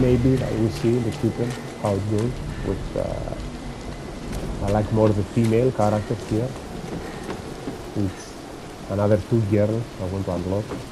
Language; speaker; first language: English; non-native, learner; Greek